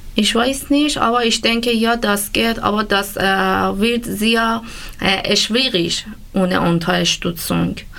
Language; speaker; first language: German; non-native, learner; Persian